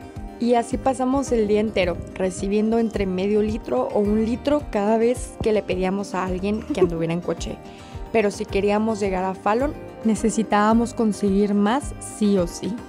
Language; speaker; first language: Spanish; native; Spanish